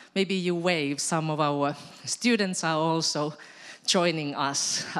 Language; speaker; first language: English; non-native, fluent; Finnish